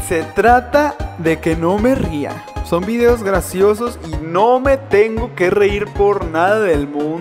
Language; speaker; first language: Spanish; native; Spanish